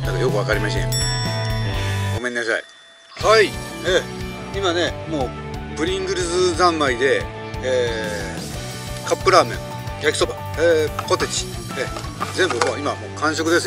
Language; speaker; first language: Japanese; native; Japanese